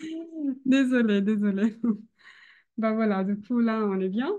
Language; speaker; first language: French; non-native, fluent; Italian